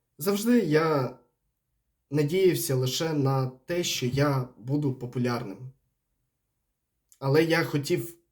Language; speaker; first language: Ukrainian; non-native, local second language; Russian